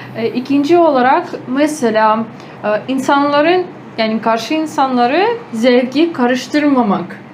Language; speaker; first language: Turkish; non-native, fluent; Ukrainian